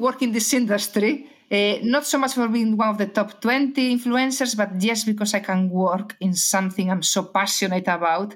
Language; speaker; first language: English; non-native, fluent; Spanish